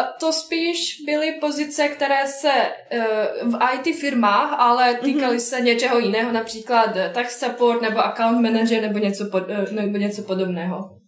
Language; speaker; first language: Czech; non-native, fluent; Bosnian